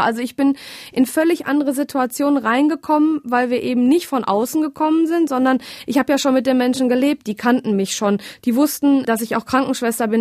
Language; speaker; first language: German; native; German